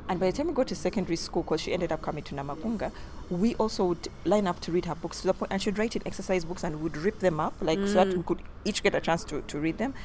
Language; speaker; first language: English; non-native, local second language; Ganda